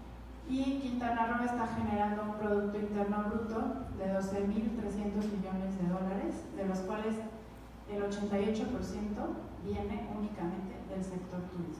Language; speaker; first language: Spanish; native; Spanish